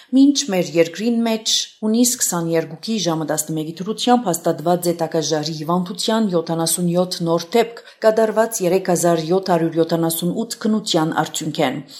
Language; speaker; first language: Armenian; native; Armenian